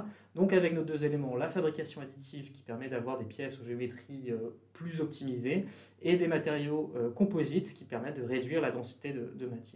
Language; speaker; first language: French; native; French